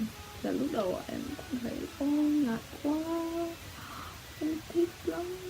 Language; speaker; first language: Vietnamese; early bilingual, heritage; Vietnamese